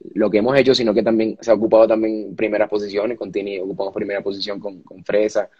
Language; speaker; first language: Spanish; native; Spanish